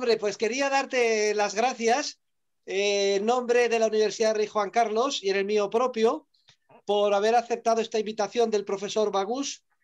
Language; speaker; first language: Spanish; native; Spanish